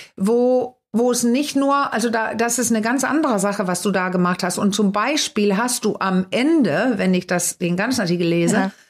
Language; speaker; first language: German; non-native, fluent; Danish